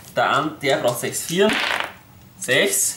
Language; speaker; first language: German; native; German